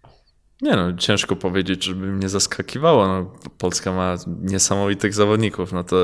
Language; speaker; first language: Polish; early bilingual, heritage; Polish